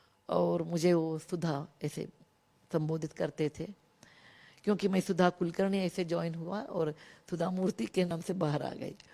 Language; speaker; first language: Hindi; non-native, local second language; Kannada